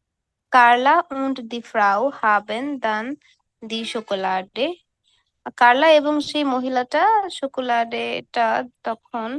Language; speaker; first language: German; non-native, learner; Bangla